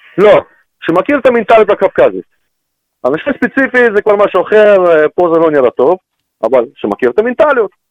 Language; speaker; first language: Hebrew; non-native, fluent; Russian